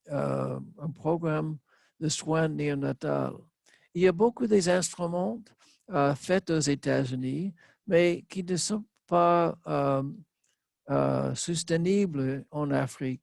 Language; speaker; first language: French; non-native, learner; English